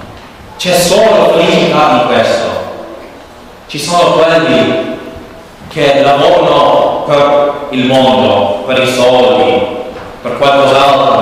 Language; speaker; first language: Italian; non-native, learner; English